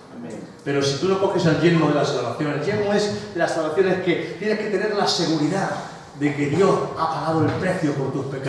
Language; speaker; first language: Spanish; native; Spanish